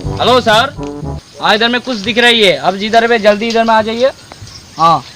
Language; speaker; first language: Hindi; non-native, local second language; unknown